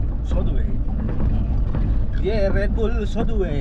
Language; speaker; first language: Hindi; non-native, local second language; Mizo